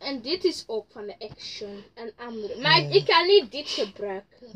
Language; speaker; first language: Dutch; early bilingual, other home language; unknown